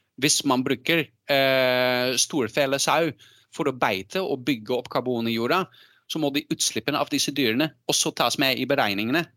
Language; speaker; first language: Norwegian; non-native, fluent; Dutch